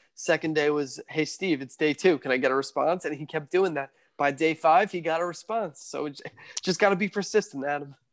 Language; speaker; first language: English; native; English